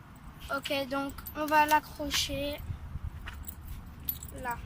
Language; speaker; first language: French; native; French